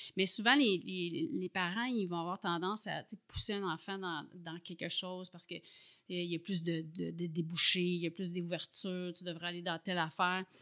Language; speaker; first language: French; native; French